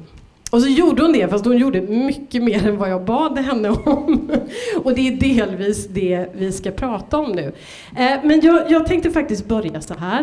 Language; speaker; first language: Swedish; native; Swedish